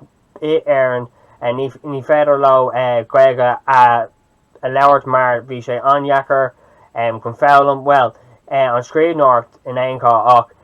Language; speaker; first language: Irish; non-native, local second language; English